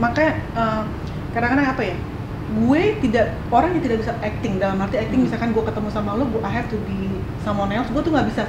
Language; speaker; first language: Indonesian; native; Indonesian